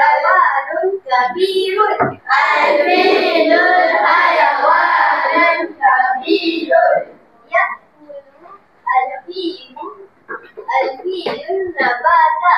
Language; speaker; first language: Arabic; non-native, learner; Malay